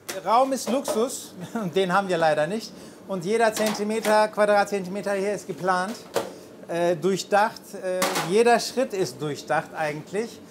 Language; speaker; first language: German; non-native, fluent; Turkish